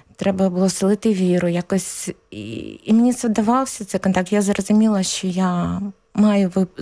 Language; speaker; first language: Ukrainian; native; Ukrainian